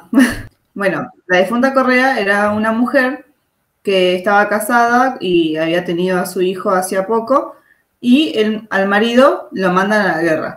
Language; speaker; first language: Spanish; native; Spanish